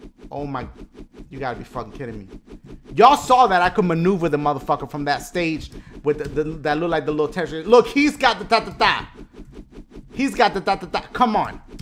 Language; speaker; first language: English; native; English